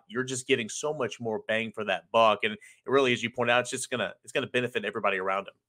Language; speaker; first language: English; native; English